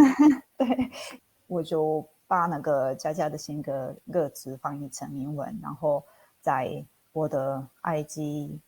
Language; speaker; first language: Chinese; non-native, fluent; Italian